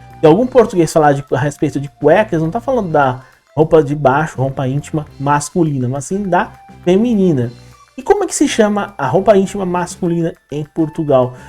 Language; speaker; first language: Portuguese; native; Portuguese